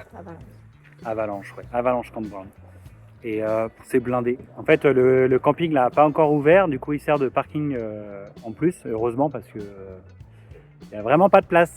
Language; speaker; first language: French; native; French